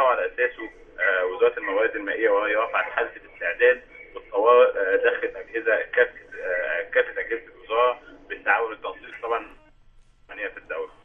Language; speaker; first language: Arabic; native; Arabic